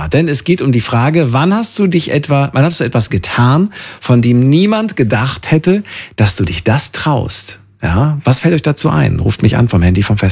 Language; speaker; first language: German; native; German